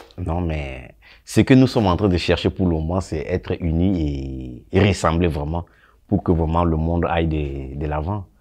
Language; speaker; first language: French; non-native, local second language; Sango